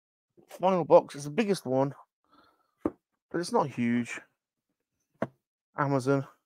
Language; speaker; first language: English; native; English